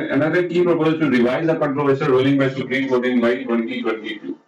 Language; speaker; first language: English; non-native, local second language; Urdu